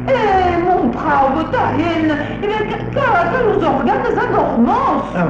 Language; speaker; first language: French; native; French